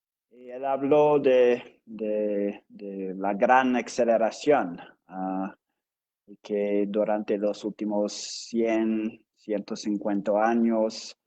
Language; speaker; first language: Spanish; non-native, fluent; English